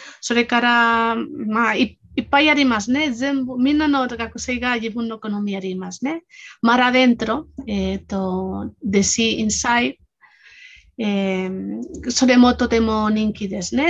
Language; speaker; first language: Japanese; non-native, fluent; Spanish